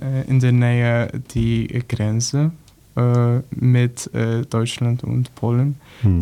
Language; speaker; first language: German; non-native, learner; Polish